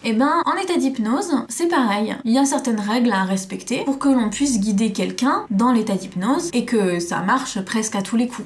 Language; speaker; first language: French; native; French